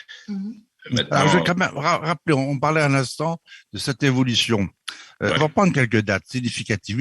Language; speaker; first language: French; native; French